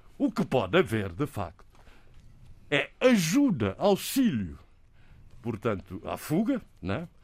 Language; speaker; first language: Portuguese; non-native, local second language; Kabuverdianu